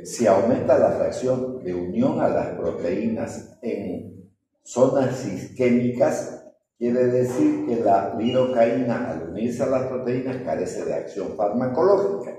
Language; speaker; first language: Spanish; native; Spanish